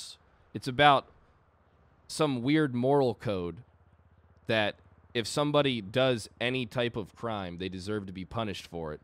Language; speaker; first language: English; native; English